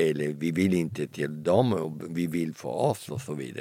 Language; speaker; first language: Swedish; early bilingual, heritage; Italian